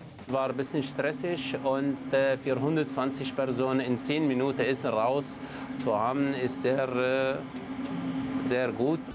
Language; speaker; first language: German; non-native, learner; Arabic